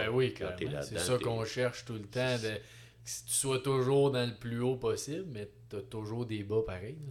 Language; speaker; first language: French; native; French